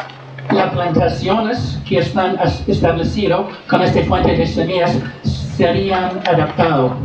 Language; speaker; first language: Spanish; non-native, learner; English